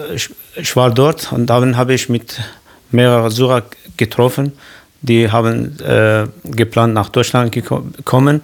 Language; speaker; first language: German; non-native, learner; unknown